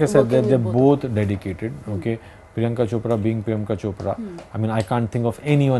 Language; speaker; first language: English; non-native, local second language; Hindi